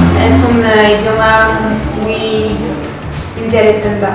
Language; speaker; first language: Spanish; non-native, learner; French